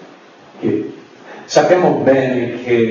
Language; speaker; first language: Italian; non-native, fluent; English